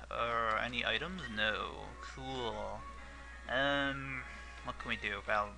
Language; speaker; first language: English; native; English